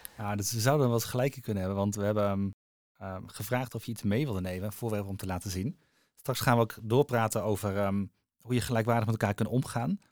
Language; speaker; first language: Dutch; native; Dutch